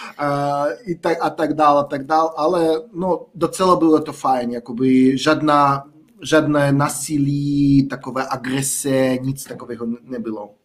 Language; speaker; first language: Czech; non-native, fluent; Russian